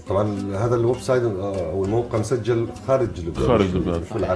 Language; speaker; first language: Arabic; native; Arabic